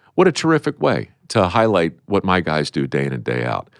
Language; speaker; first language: English; native; English